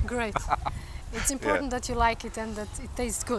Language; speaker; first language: English; non-native, fluent; Slovenian